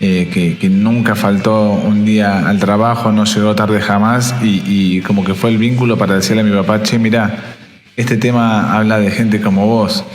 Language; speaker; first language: Spanish; native; Spanish